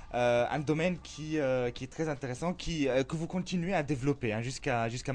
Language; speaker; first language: French; native; French